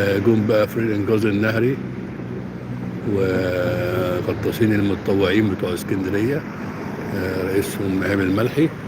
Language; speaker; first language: Arabic; native; Arabic